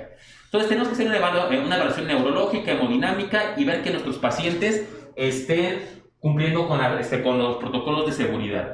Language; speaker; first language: Spanish; native; Spanish